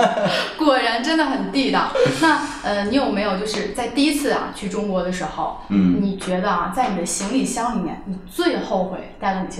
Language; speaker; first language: Chinese; native; Chinese